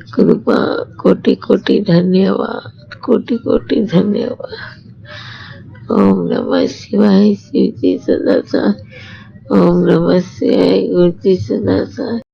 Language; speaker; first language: Hindi; early bilingual, heritage; Hindi